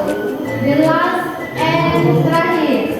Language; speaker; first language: English; non-native, local second language; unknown